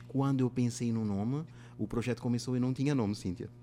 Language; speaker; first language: Portuguese; non-native, local second language; Kabuverdianu